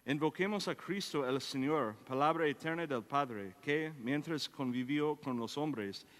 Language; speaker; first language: Spanish; non-native, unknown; English